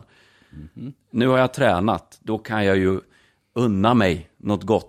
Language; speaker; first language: Swedish; native; Swedish